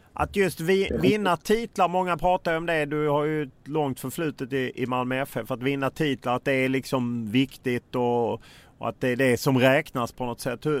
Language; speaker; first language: Swedish; native; Swedish